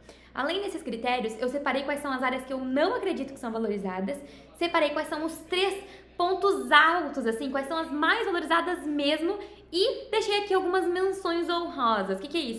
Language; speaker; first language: Portuguese; native; Portuguese